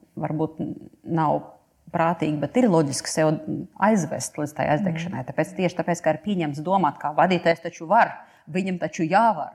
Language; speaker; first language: Latvian; non-native, local second language; Russian